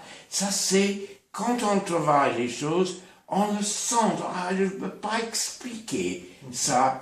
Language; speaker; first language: French; non-native, fluent; English